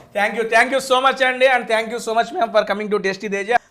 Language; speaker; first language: Telugu; native; Telugu